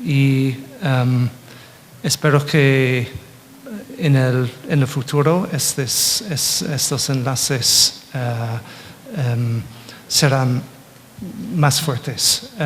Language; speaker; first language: Spanish; non-native, fluent; English